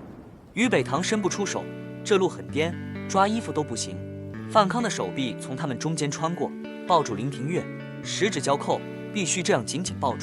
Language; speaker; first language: Chinese; native; Chinese